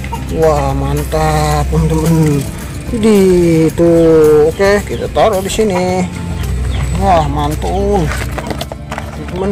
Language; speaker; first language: Indonesian; native; Indonesian